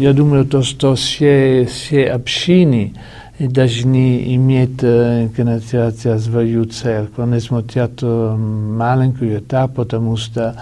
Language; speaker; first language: Russian; non-native, learner; Italian